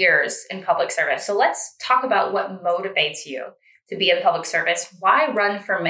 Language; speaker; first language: English; native; English